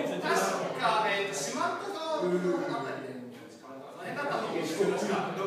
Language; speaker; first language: Japanese; native; Japanese